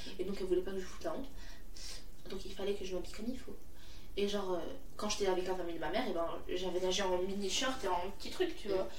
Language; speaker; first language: French; native; French